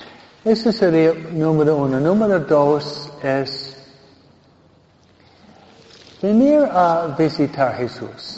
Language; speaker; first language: Spanish; non-native, fluent; English